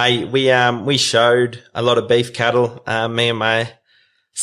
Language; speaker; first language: English; native; English